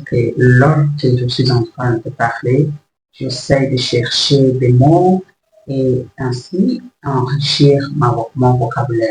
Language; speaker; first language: French; non-native, learner; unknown